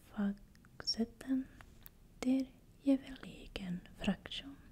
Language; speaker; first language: German; non-native, learner; Swedish